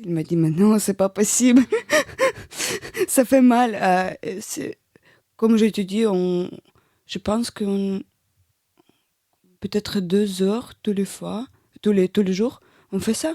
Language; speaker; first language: French; non-native, learner; Russian